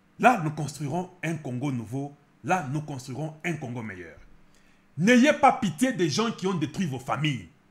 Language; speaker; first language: French; non-native, local second language; Lingala